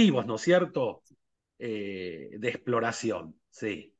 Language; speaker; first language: Spanish; native; Spanish